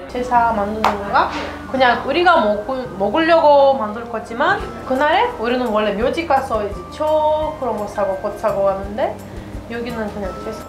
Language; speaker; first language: Korean; non-native, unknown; Lithuanian